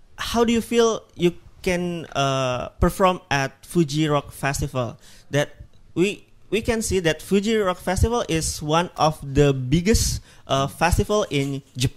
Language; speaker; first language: English; non-native, learner; Indonesian